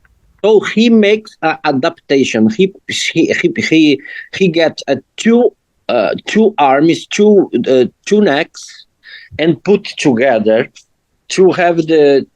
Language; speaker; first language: English; non-native, learner; Portuguese